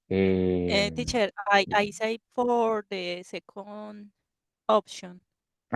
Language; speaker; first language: English; non-native, learner; Spanish